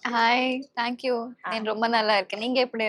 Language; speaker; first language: Tamil; non-native, learner; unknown